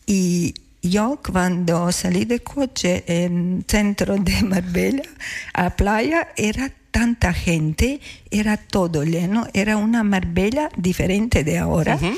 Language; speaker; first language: Spanish; non-native, learner; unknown